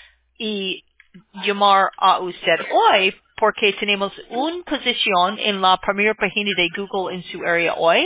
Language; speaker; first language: Spanish; non-native, learner; English